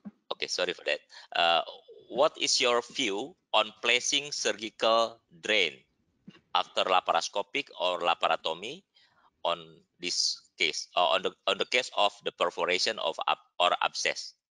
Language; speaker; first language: English; non-native, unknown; Indonesian